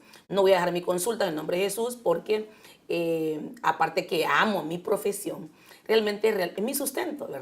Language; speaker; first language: Spanish; native; Spanish